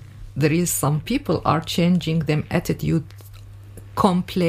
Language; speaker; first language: English; non-native, learner; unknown